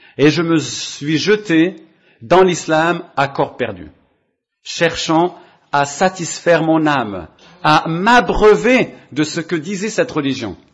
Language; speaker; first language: French; non-native, local second language; Arabic